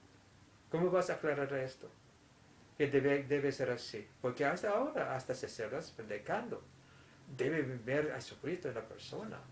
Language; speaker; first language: Spanish; non-native, fluent; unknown